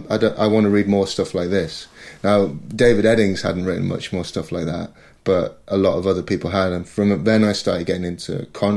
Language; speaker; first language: English; native; English